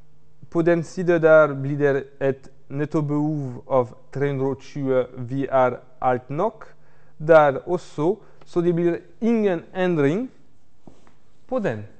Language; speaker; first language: Norwegian; non-native, fluent; French